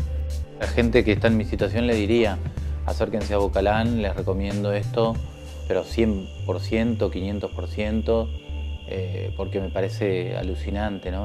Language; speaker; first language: Spanish; native; Spanish